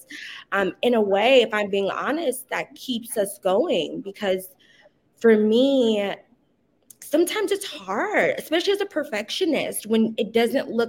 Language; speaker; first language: English; native; English